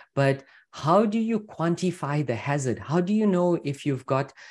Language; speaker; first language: English; native; English